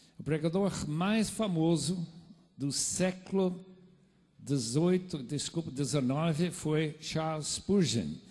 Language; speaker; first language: Portuguese; non-native, fluent; English